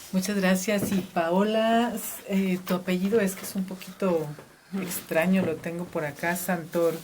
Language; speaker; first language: Spanish; native; Spanish